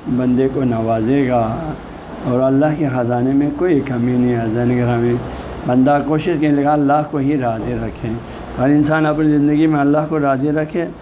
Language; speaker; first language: Urdu; non-native, local second language; Balti